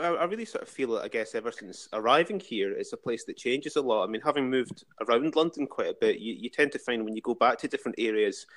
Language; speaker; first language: English; native; English